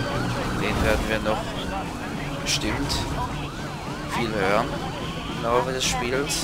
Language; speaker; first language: German; native; German